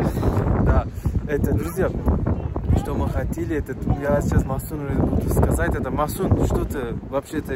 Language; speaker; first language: Russian; non-native, learner; Turkish